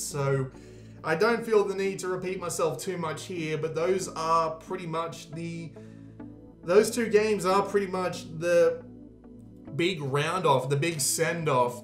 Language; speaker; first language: English; native; English